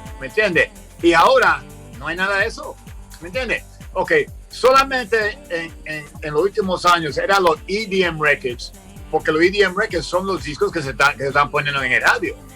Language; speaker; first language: Spanish; early bilingual, heritage; Spanish